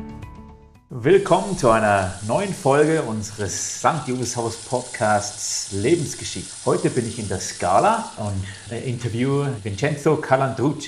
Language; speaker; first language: German; native; German